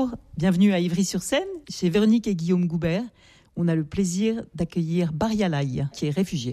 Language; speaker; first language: French; native; French